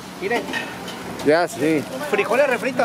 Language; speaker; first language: Spanish; non-native, learner; English